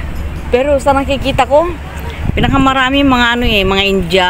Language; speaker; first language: Filipino; native; Filipino